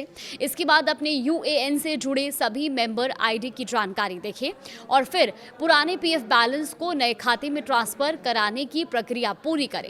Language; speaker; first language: Hindi; native; Hindi